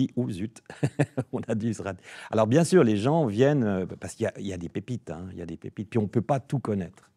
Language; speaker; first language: French; native; French